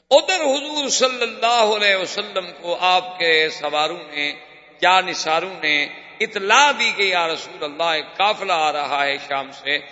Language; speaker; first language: Urdu; native; Urdu